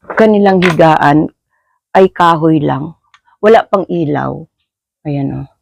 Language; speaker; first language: Filipino; non-native, local second language; Hiligaynon